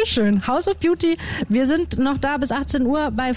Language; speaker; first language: German; native; German